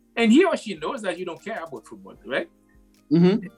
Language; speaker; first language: English; non-native, fluent; Haitian Creole